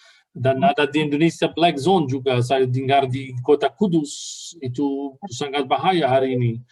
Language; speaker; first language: Indonesian; non-native, fluent; Arabic